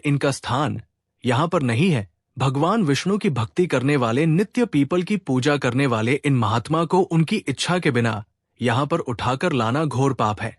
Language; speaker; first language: Hindi; native; Hindi